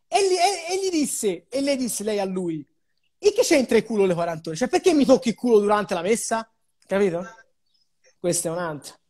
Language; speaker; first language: Italian; native; Italian